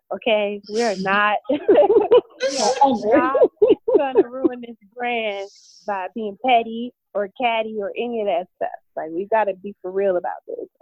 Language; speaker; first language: English; native; English